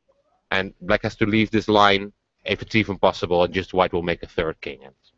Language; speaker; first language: English; non-native, fluent; Dutch